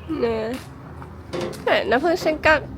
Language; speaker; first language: Korean; non-native, learner; Lao